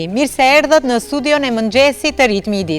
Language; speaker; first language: Albanian; native; Albanian